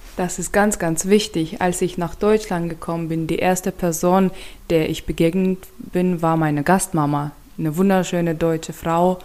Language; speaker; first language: German; non-native, fluent; Turkmen